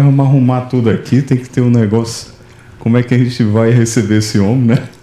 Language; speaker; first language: Portuguese; native; Portuguese